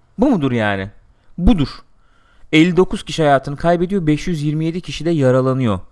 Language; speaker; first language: Turkish; native; Turkish